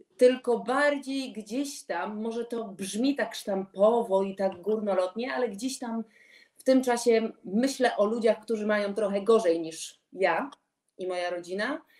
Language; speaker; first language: Polish; native; Polish